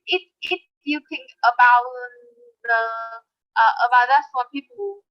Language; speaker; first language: English; non-native, learner; Vietnamese